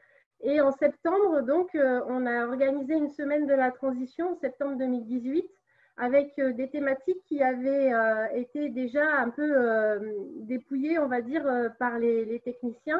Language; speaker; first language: French; native; French